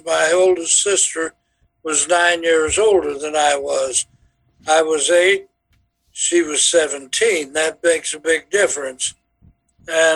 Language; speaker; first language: English; native; English